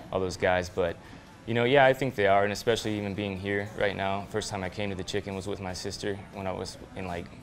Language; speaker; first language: English; native; English